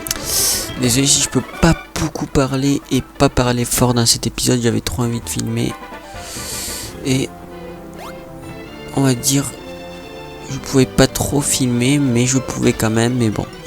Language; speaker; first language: French; native; French